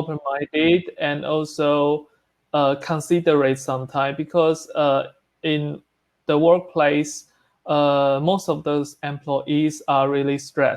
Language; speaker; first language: English; non-native, learner; Chinese